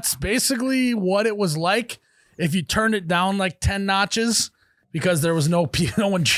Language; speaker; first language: English; native; English